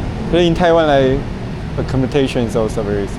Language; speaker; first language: English; non-native, learner; Chinese